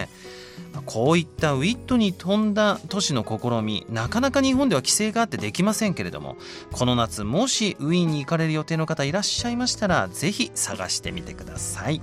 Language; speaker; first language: Japanese; native; Japanese